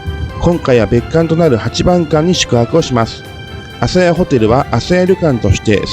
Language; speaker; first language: Japanese; native; Japanese